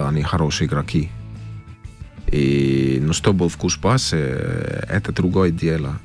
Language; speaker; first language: Russian; non-native, fluent; Finnish